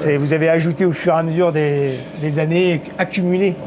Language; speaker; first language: French; native; French